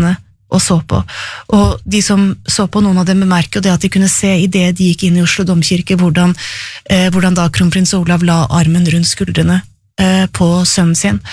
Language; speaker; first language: Norwegian; native; Norwegian